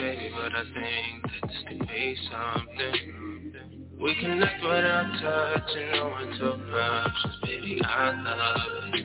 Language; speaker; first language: English; native; English